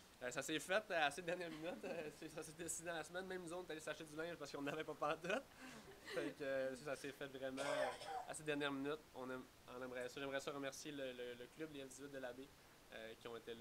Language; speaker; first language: French; native; French